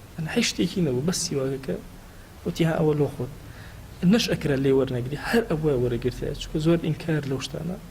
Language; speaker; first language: Central Kurdish; non-native, local second language; Gurani